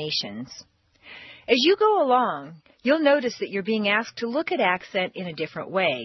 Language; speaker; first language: English; native; English